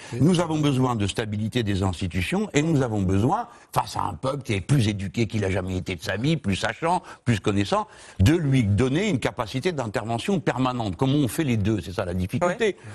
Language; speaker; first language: French; native; French